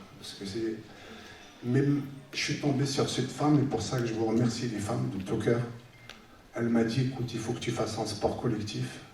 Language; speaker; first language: French; early bilingual, other home language; Tachelhit